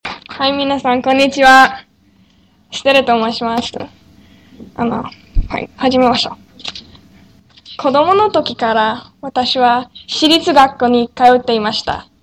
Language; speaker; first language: Japanese; non-native, learner; English